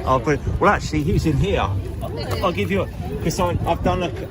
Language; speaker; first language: English; native; English